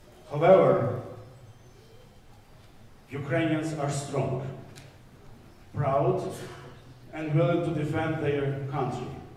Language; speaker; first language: English; native; English